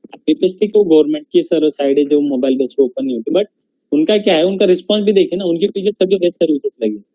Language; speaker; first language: Hindi; non-native, local second language; Marathi